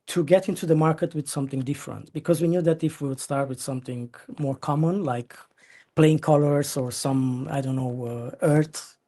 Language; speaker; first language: English; non-native, fluent; Romanian